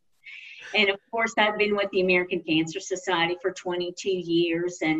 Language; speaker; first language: English; native; English